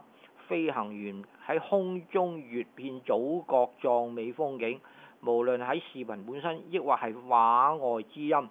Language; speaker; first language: Chinese; non-native, local second language; Cantonese